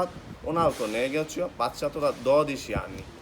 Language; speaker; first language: Italian; non-native, learner; Bangla